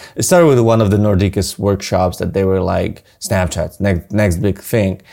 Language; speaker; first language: English; non-native, fluent; Polish